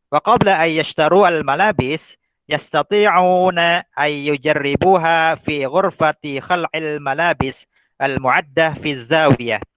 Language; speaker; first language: Arabic; non-native, fluent; Indonesian